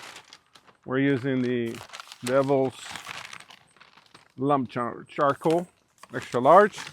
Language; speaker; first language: English; early bilingual, other home language; Spanish